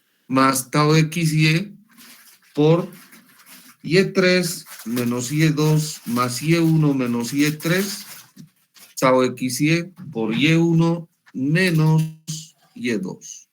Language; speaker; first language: Spanish; native; Spanish